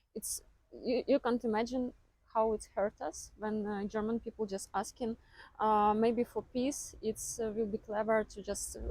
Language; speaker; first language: English; non-native, learner; Ukrainian